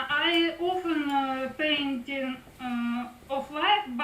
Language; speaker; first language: English; non-native, learner; Russian